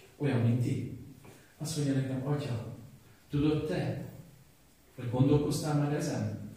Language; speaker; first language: Hungarian; native; Hungarian